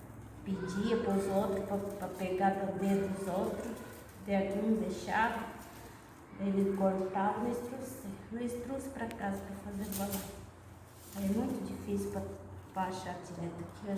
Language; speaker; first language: Portuguese; non-native, local second language; Guarani